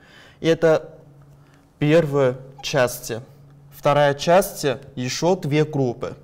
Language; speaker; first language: Russian; non-native, learner; Chinese